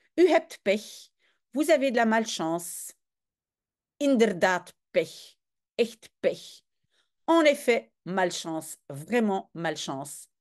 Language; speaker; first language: French; native; French